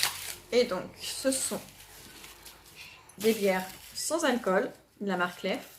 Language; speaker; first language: French; native; French